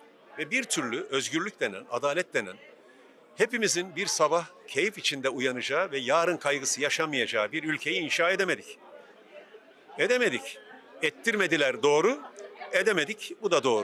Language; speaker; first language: Turkish; native; Turkish